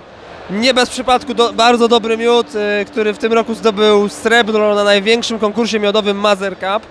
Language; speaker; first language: Polish; native; Polish